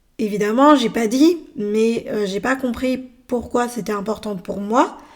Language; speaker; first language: French; native; French